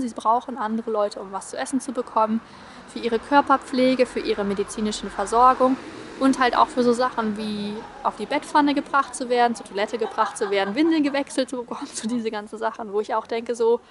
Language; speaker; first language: German; native; German